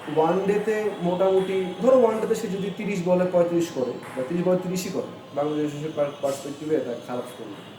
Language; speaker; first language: Bangla; native; Bangla